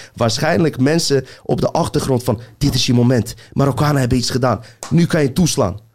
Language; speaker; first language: Dutch; early bilingual, other home language; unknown